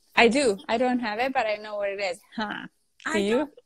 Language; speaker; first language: English; non-native, fluent; Italian